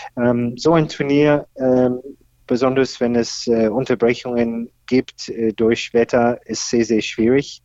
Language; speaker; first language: German; non-native, fluent; English